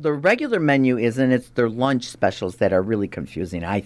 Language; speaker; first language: English; native; English